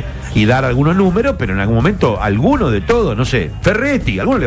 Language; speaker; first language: Spanish; native; Spanish